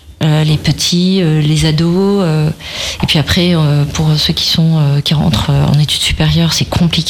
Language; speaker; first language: French; native; French